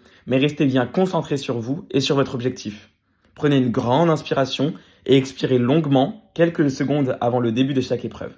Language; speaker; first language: French; native; French